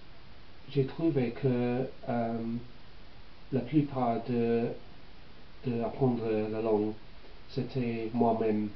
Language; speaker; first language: French; non-native, learner; English